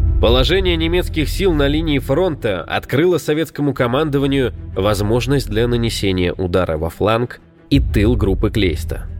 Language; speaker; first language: Russian; native; Russian